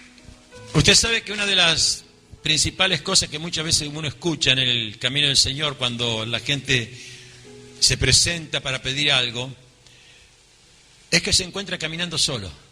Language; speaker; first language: Spanish; native; Spanish